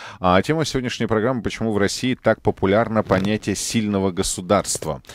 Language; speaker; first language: Russian; native; Russian